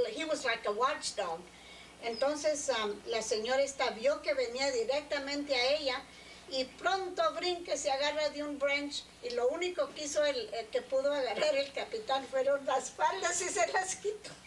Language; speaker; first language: Spanish; early bilingual, other home language; English